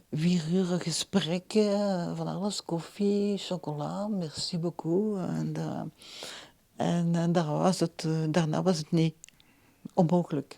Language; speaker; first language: Dutch; non-native, local second language; French